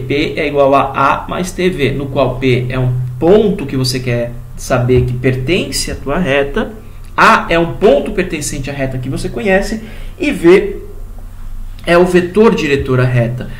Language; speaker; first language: Portuguese; native; Portuguese